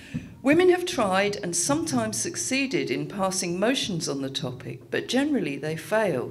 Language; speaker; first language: English; native; English